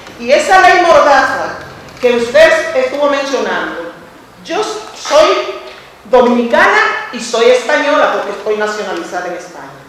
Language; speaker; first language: Spanish; native; Spanish